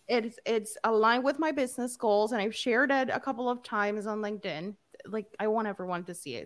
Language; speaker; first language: English; early bilingual, other home language; Spanish